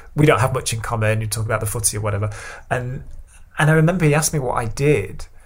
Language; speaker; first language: English; native; English